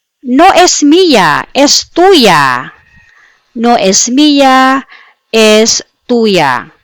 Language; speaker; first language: Spanish; non-native, fluent; Filipino